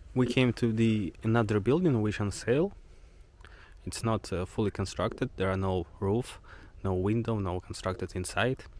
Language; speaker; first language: English; non-native, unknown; Ukrainian